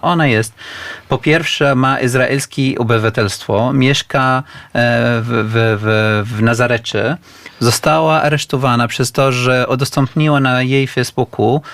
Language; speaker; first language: Polish; non-native, learner; Arabic